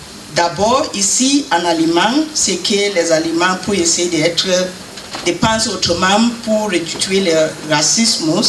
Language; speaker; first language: French; non-native, learner; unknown